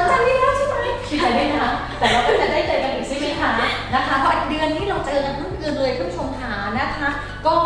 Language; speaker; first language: Thai; native; Thai